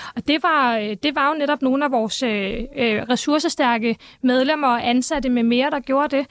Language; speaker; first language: Danish; native; Danish